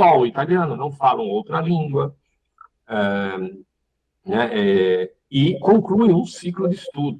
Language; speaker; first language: Portuguese; native; Portuguese